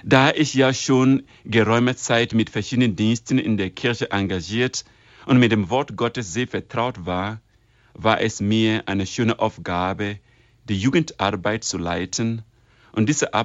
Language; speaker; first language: German; non-native, fluent; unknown